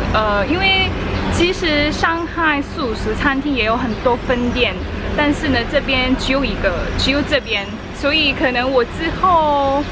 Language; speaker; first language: Chinese; non-native, fluent; Korean